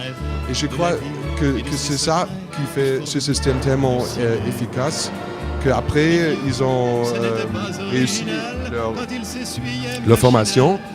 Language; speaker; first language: French; non-native, fluent; German